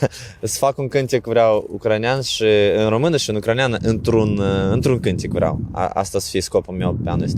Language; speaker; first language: Romanian; non-native, learner; Ukrainian